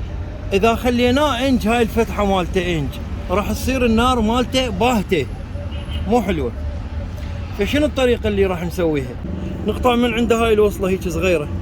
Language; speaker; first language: Arabic; native; Arabic